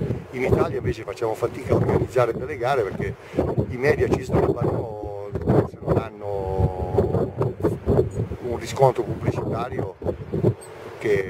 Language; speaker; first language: Italian; native; Italian